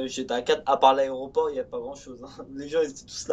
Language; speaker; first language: French; native; French